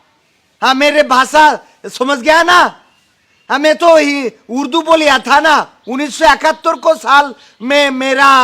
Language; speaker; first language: Hindi; non-native, learner; Bangla